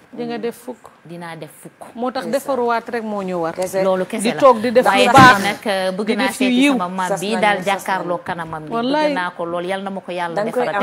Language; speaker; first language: Wolof; native; Wolof